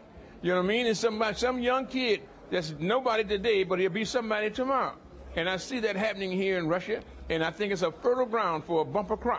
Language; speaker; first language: English; native; English